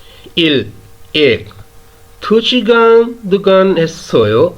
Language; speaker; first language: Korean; non-native, fluent; Urdu